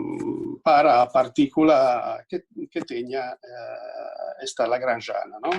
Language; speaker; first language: Portuguese; non-native, fluent; Italian